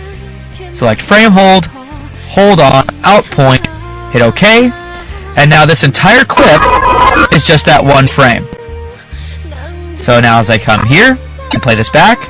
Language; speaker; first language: English; native; English